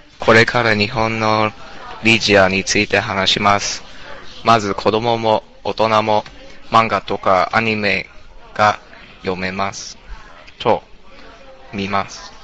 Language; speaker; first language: Japanese; non-native, learner; English